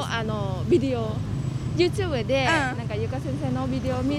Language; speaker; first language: Japanese; non-native, learner; Vietnamese